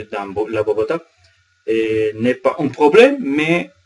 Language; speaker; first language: French; non-native, learner; Spanish